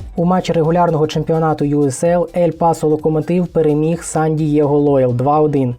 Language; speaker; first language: Ukrainian; native; Ukrainian